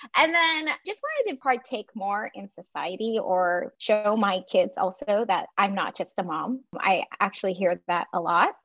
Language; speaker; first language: English; non-native, fluent; Chinese